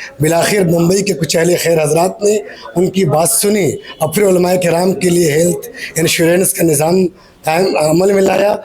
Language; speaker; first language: Urdu; native; Urdu